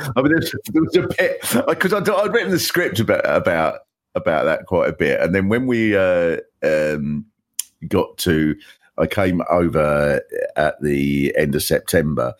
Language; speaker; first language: English; native; English